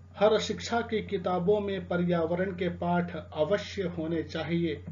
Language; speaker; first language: Hindi; non-native, local second language; Telugu